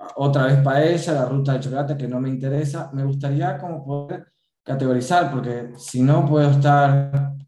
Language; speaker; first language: Spanish; native; Spanish